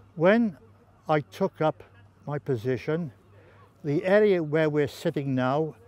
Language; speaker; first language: English; native; English